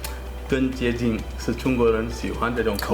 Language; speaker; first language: Chinese; non-native, fluent; Sinhala